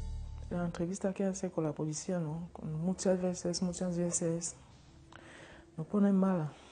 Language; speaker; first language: Spanish; non-native, learner; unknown